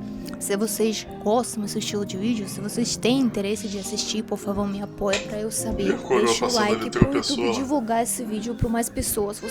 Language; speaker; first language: Portuguese; non-native, fluent; Russian